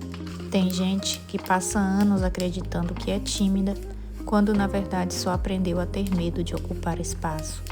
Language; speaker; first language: Portuguese; native; Portuguese